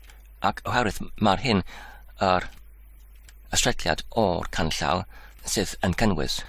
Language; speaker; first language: Welsh; non-native, fluent; English